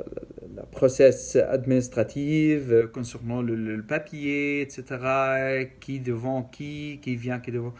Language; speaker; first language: French; non-native, learner; Arabic